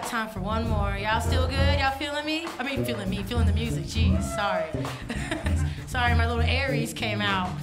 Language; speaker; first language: English; native; English